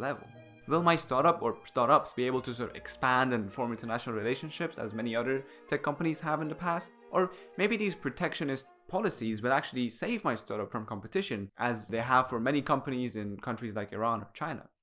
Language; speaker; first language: English; non-native, fluent; Persian